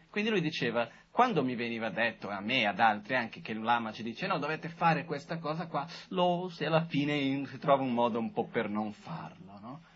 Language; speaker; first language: Italian; non-native, fluent; Portuguese